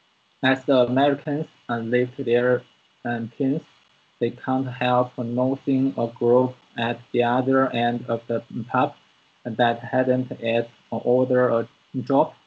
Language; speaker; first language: English; non-native, learner; Chinese